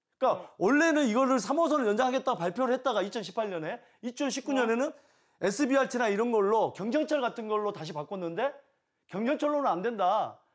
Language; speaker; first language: Korean; native; Korean